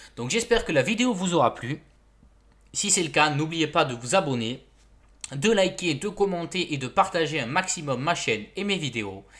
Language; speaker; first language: French; native; French